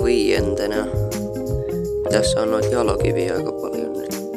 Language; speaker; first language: Finnish; native; Finnish